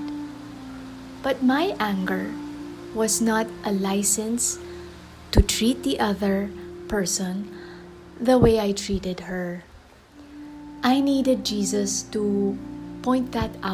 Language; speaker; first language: English; non-native, local second language; Filipino